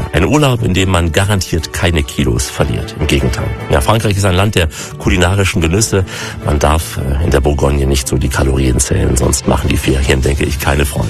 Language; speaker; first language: German; native; German